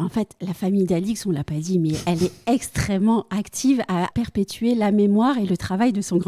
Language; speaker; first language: French; native; French